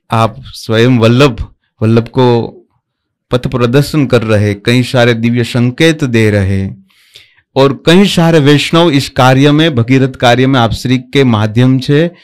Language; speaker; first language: Hindi; non-native, local second language; Gujarati